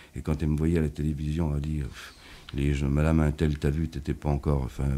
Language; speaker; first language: French; native; French